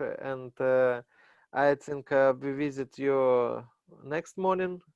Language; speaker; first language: English; non-native, learner; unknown